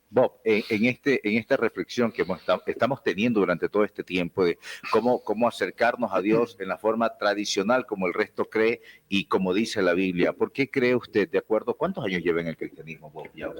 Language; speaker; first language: Spanish; native; Spanish